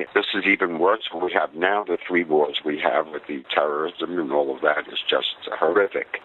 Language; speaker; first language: English; native; English